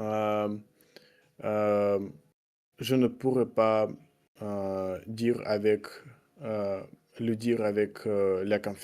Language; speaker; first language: French; non-native, learner; Russian